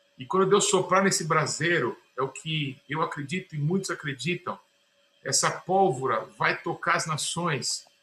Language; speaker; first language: Portuguese; native; Portuguese